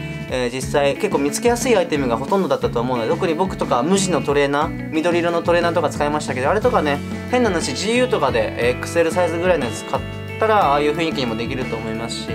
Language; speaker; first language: Japanese; native; Japanese